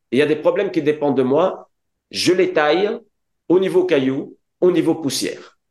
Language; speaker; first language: French; non-native, local second language; Arabic